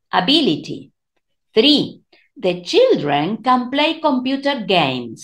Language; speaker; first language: English; non-native, fluent; Spanish